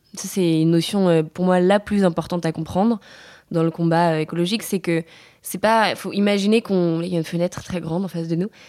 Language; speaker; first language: French; native; French